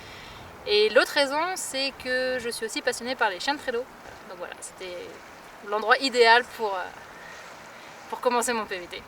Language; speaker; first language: French; native; French